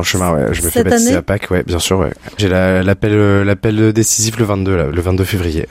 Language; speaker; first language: French; native; French